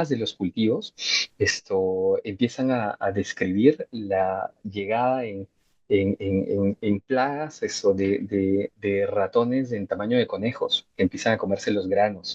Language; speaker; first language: Spanish; native; Spanish